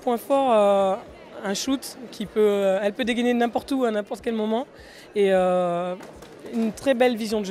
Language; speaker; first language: French; native; French